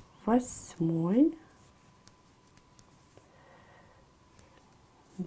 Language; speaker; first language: Russian; native; Russian